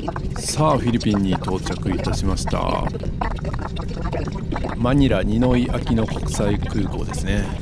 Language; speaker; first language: Japanese; native; Japanese